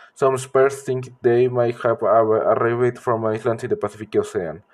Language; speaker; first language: English; non-native, learner; Spanish